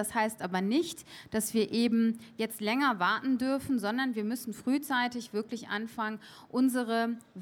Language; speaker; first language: German; early bilingual, other home language; Turkish